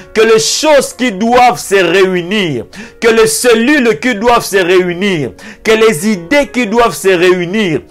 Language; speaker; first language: French; non-native, local second language; Lingala